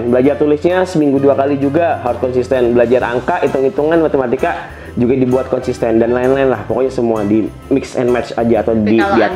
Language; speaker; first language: Indonesian; native; Indonesian